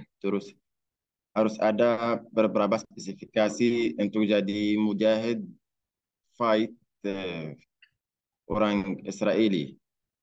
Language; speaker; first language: Indonesian; non-native, learner; Arabic